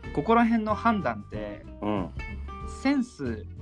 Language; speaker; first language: Japanese; native; Japanese